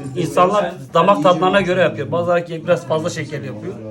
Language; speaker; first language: Turkish; native; Turkish